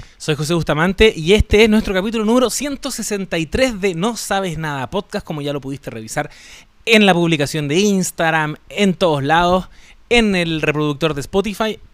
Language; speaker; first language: Spanish; native; Spanish